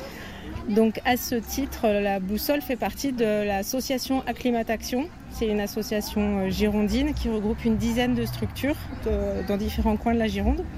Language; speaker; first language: French; native; French